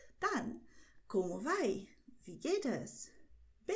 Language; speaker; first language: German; non-native, fluent; Portuguese